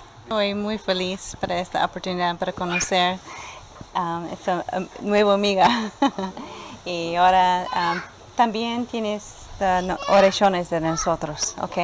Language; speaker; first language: Spanish; non-native, learner; English